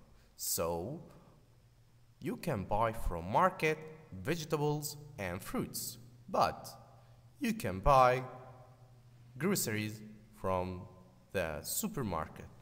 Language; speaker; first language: English; non-native, fluent; Arabic